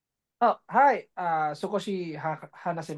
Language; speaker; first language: Japanese; non-native, learner; Filipino